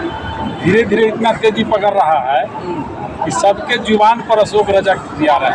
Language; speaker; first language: Hindi; native; Hindi